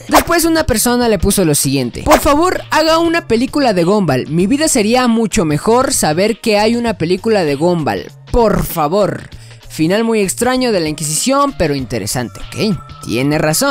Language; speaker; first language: Spanish; native; Spanish